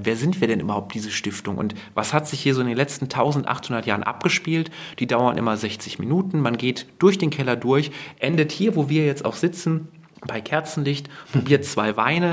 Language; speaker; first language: German; native; German